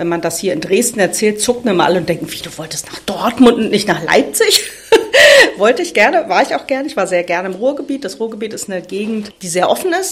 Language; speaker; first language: German; native; German